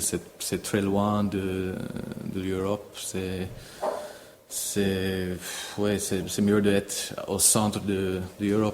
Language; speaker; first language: French; non-native, fluent; English